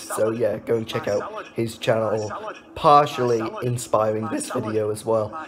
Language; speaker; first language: English; native; English